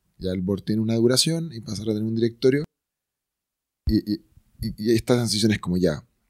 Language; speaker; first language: Spanish; native; Spanish